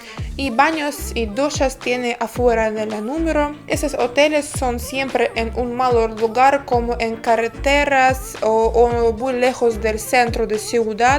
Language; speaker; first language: Spanish; non-native, fluent; Ukrainian